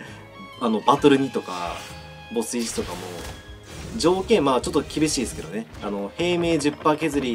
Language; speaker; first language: Japanese; native; Japanese